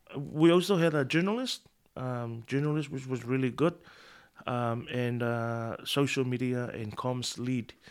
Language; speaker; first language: English; non-native, fluent; Samoan